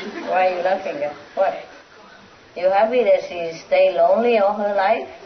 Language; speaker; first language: English; non-native, fluent; Vietnamese